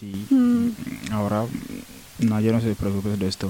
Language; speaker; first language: Spanish; non-native, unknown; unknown